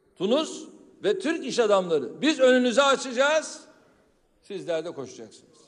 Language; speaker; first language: Turkish; native; Turkish